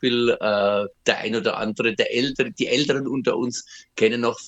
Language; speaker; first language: German; native; German